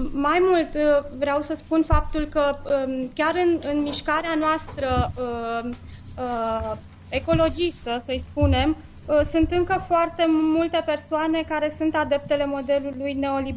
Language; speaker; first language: Romanian; native; Romanian